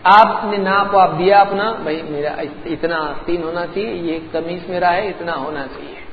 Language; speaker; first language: Urdu; native; Urdu